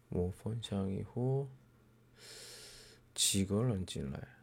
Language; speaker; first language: Chinese; non-native, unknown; Korean